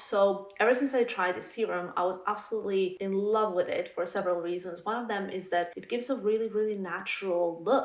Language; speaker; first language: English; non-native, fluent; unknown